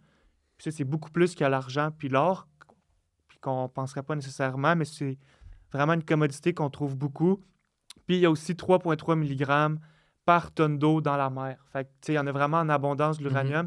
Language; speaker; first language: French; native; French